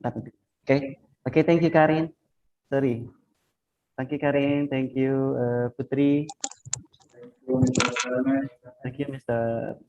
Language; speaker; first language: English; non-native, fluent; Indonesian